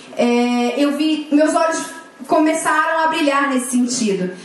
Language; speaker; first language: Portuguese; native; Portuguese